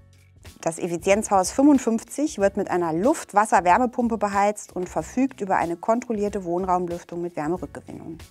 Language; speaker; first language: German; native; German